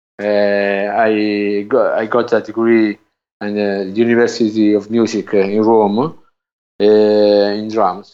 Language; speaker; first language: English; non-native, learner; Italian